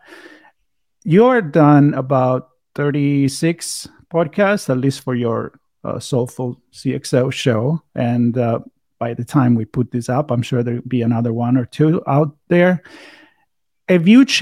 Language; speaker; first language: English; non-native, fluent; Italian